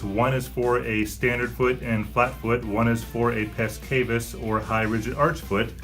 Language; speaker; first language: English; native; English